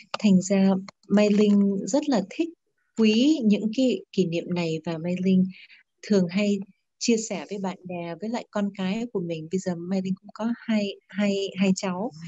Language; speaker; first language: Vietnamese; early bilingual, heritage; Vietnamese